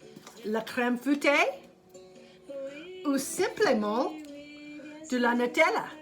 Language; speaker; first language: French; non-native, fluent; English